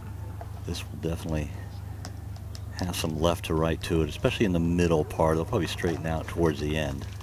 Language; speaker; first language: English; native; English